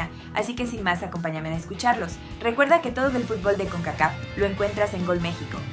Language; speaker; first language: Spanish; native; Spanish